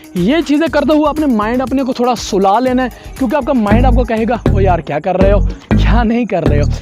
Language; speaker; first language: Urdu; non-native, local second language; Punjabi